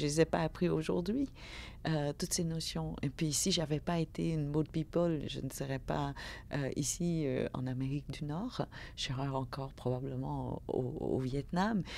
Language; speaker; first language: French; early bilingual, other home language; Vietnamese